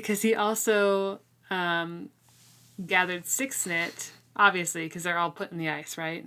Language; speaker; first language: English; native; English